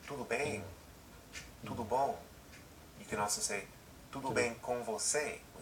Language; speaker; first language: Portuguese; non-native, learner; English